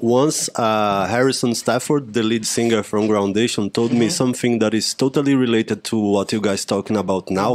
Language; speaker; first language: English; non-native, fluent; Portuguese